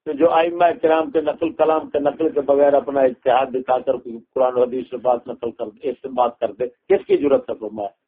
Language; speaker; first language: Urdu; non-native, local second language; Punjabi